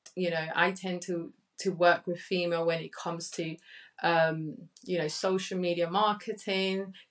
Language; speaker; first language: English; early bilingual, other home language; Spanish